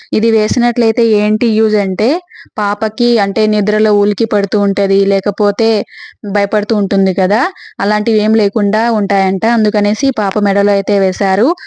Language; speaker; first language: Telugu; non-native, local second language; Lambadi